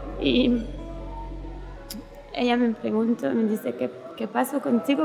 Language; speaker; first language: Spanish; non-native, learner; French